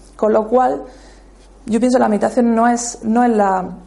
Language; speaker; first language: Spanish; native; Spanish